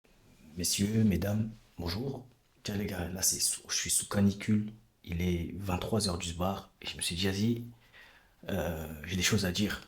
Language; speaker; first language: French; native; French